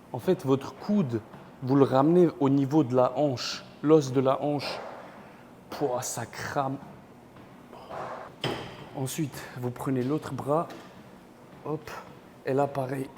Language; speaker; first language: French; native; French